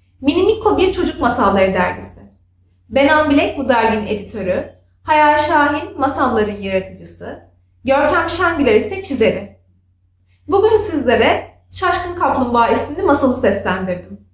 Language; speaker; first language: Turkish; native; Turkish